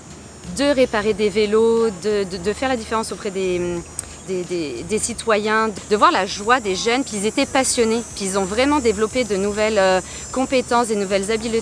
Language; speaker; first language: French; native; French